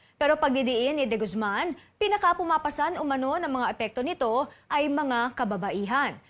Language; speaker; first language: Filipino; native; Filipino